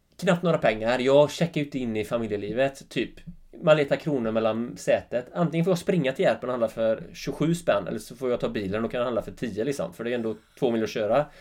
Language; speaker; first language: Swedish; native; Swedish